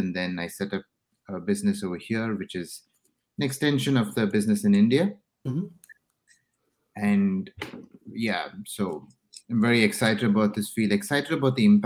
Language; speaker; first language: English; non-native, local second language; Tamil